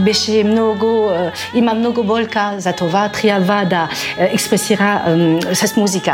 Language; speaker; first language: Bulgarian; non-native, learner; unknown